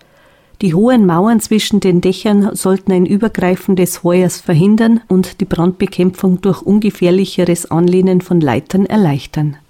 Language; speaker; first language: German; native; German